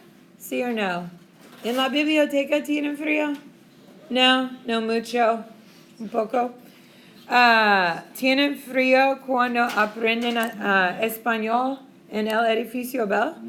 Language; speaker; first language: Spanish; non-native, fluent; English